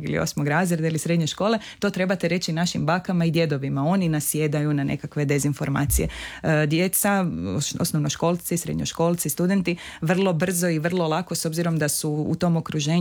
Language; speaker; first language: Serbian; native; Serbian